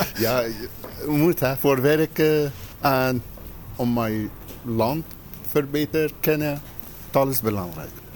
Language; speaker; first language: Dutch; non-native, learner; Persian